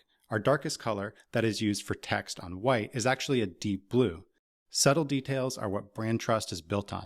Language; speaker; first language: English; native; English